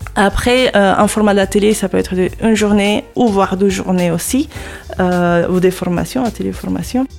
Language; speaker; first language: French; non-native, fluent; Spanish